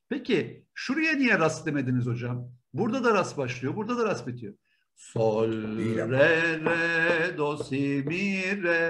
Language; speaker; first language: Turkish; native; Turkish